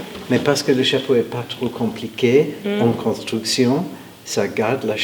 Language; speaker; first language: French; non-native, fluent; English